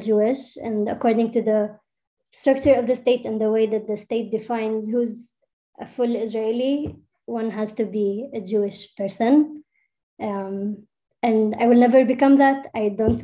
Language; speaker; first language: English; non-native, fluent; Arabic